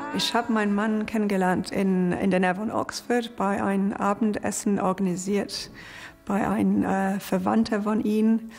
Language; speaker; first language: German; non-native, fluent; English